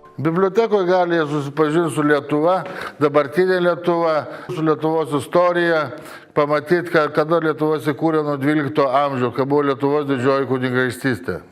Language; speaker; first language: Lithuanian; native; Lithuanian